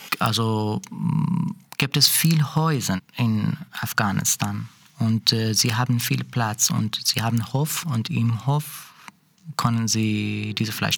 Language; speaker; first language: German; non-native, learner; Persian